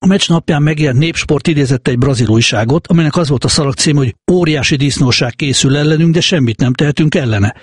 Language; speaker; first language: Hungarian; native; Hungarian